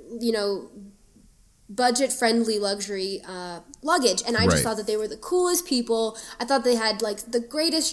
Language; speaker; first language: English; native; English